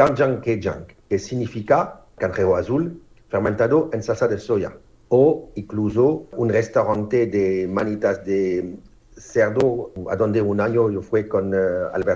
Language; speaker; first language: Spanish; non-native, learner; French